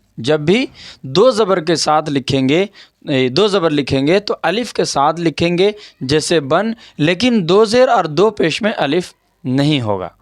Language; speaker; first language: Urdu; native; Urdu